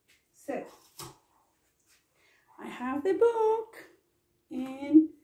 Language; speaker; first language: English; non-native, fluent; Spanish